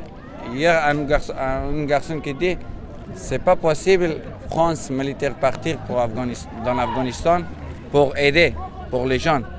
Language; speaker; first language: French; non-native, learner; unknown